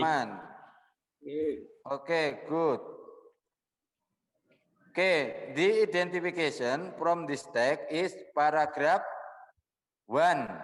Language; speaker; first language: English; non-native, learner; Indonesian